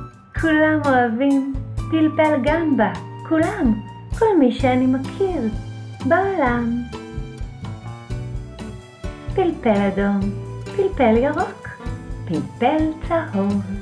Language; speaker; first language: Hebrew; native; Hebrew